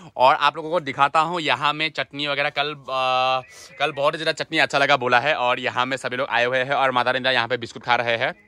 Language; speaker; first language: Hindi; non-native, local second language; Assamese